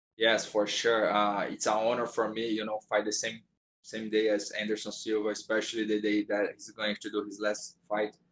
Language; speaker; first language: English; non-native, fluent; Portuguese